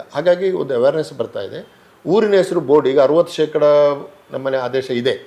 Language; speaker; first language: Kannada; native; Kannada